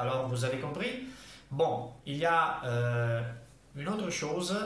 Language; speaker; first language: French; non-native, fluent; Italian